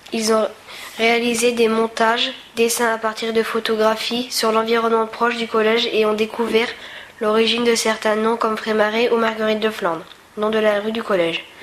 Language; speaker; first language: French; native; French